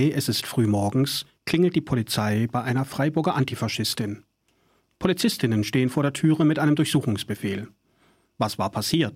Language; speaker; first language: German; native; German